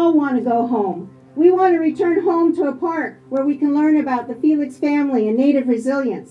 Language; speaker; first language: English; native; English